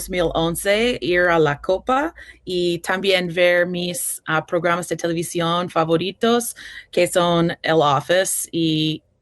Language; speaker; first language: Spanish; non-native, fluent; English